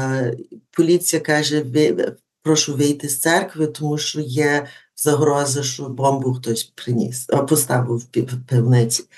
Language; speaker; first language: Ukrainian; early bilingual, heritage; Ukrainian